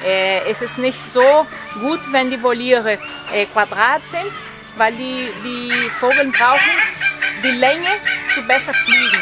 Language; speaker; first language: German; non-native, learner; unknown